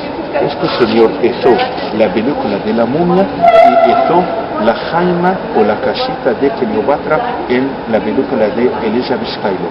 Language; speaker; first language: Spanish; non-native, fluent; Arabic